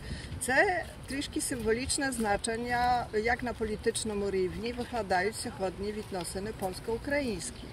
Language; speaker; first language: Ukrainian; early bilingual, heritage; Ukrainian